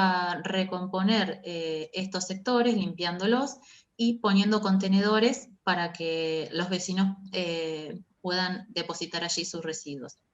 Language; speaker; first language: Spanish; native; Spanish